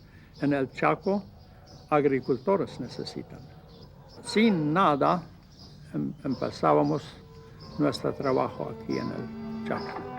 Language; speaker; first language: Spanish; non-native, learner; Plautdietsch